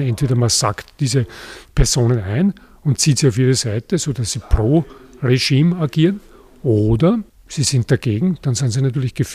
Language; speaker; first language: German; native; German